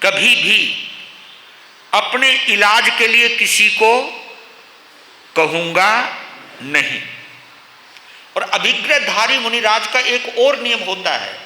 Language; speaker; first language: Hindi; native; Hindi